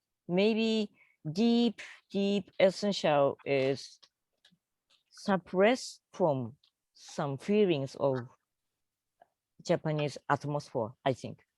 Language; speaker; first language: English; non-native, learner; Japanese